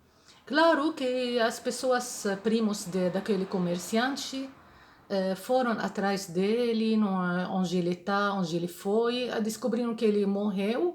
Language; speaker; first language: Portuguese; non-native, fluent; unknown